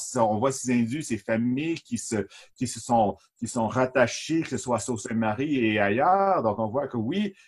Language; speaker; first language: French; native; French